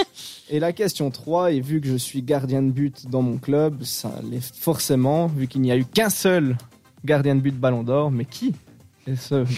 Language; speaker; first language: French; native; French